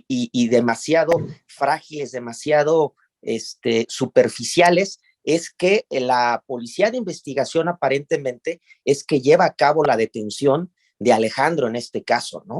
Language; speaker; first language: Spanish; native; Spanish